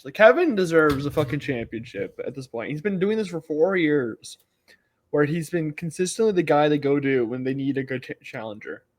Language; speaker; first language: English; native; English